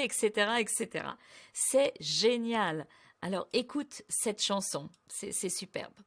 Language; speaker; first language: French; native; French